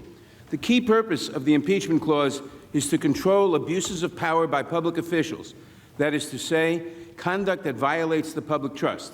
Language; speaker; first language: English; native; English